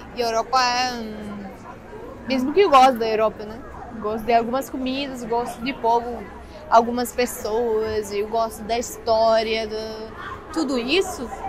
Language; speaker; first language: Portuguese; non-native, fluent; Arabic